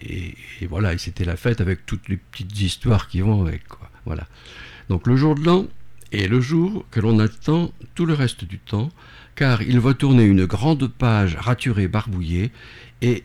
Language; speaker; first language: French; native; French